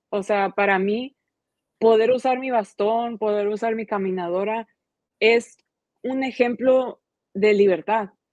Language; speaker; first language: Spanish; early bilingual, heritage; Spanish